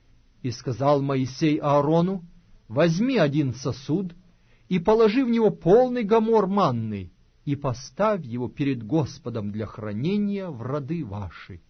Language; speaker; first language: Russian; native; Russian